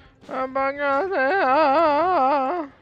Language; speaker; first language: Portuguese; native; Portuguese